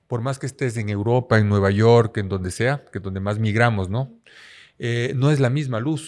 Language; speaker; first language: Spanish; native; Spanish